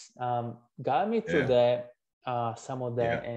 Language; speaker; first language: English; non-native, fluent; Italian